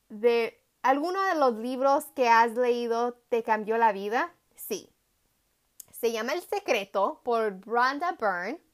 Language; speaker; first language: Spanish; early bilingual, heritage; Spanish